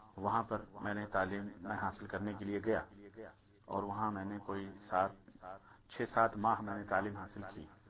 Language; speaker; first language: Urdu; native; Urdu